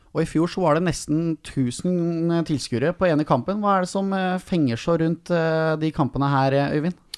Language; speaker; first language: Norwegian; native; Norwegian